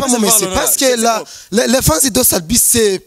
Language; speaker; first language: French; non-native, learner; Rundi